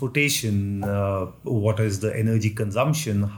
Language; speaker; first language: English; non-native, local second language; Hindi